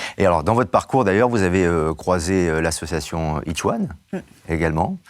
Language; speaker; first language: French; native; French